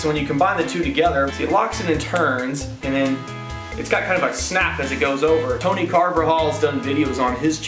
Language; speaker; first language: English; native; English